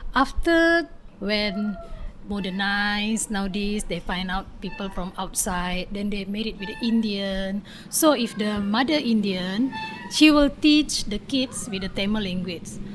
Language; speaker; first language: English; non-native, learner; Indonesian